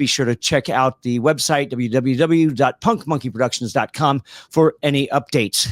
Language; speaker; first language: English; native; English